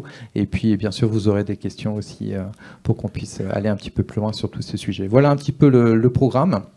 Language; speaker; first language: French; native; French